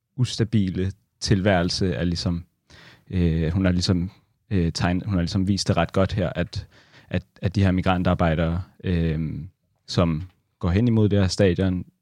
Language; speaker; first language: Danish; native; Danish